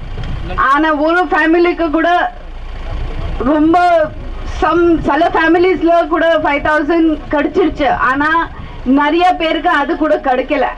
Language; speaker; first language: Tamil; non-native, fluent; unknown